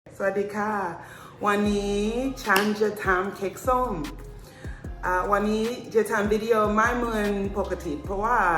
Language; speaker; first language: Thai; non-native, learner; English